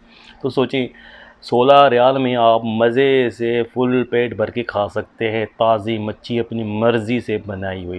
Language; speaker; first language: Hindi; native; Hindi